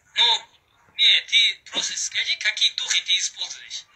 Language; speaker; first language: Russian; non-native, learner; Uzbek